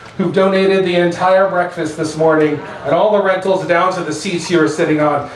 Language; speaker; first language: English; native; English